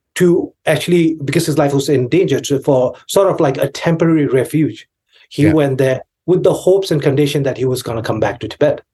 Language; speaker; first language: English; non-native, local second language; Tibetan